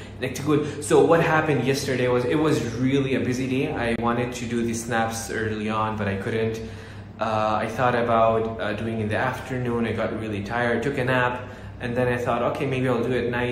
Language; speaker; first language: English; non-native, fluent; Arabic